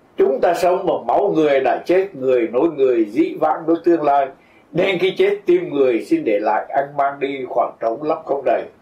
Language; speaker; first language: Vietnamese; native; Vietnamese